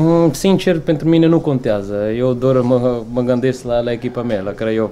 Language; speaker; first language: Romanian; non-native, fluent; Portuguese